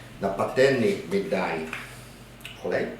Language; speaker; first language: Polish; non-native, learner; German